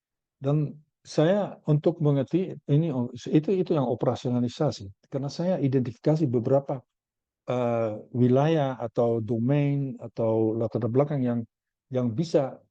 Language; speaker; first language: Indonesian; non-native, learner; Dutch